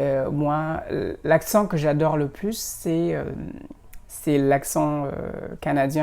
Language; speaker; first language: French; non-native, fluent; Indonesian